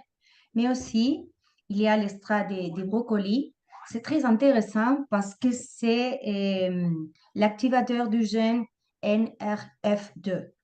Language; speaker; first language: French; non-native, fluent; Spanish